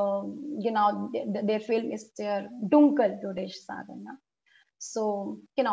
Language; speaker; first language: German; non-native, fluent; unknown